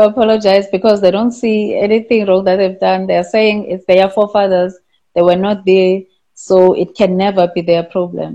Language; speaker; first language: English; non-native, local second language; Xhosa